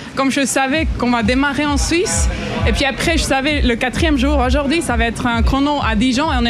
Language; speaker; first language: French; non-native, fluent; Swiss German